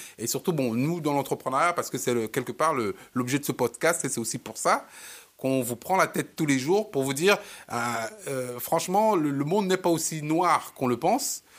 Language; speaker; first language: French; early bilingual, other home language; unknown